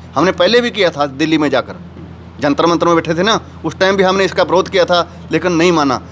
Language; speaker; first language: Hindi; native; Hindi